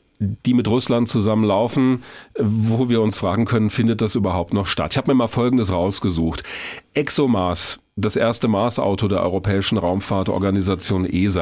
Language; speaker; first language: German; native; German